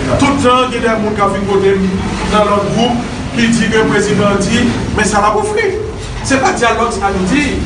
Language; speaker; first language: French; non-native, local second language; Haitian Creole